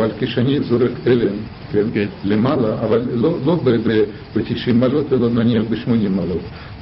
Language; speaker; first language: Hebrew; non-native, fluent; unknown